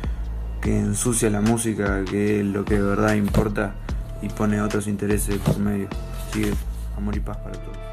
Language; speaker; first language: Spanish; native; Spanish